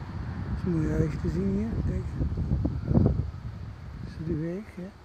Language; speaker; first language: Dutch; non-native, learner; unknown